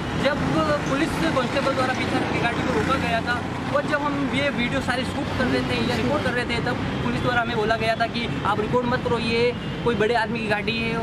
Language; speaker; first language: Hindi; native; Hindi